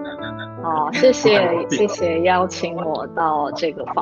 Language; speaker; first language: Chinese; early bilingual, heritage; English